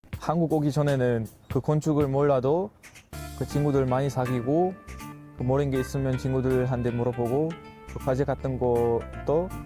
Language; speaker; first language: Korean; non-native, fluent; Uzbek